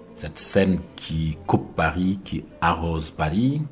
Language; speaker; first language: French; non-native, local second language; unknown